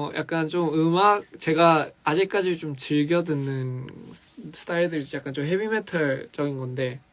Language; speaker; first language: Korean; early bilingual, other home language; English